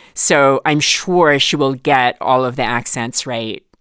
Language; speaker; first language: English; non-native, local second language; Filipino